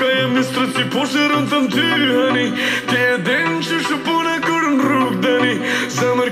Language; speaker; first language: English; native; English